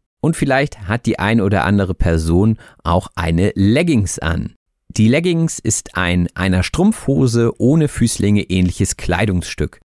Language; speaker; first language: German; native; German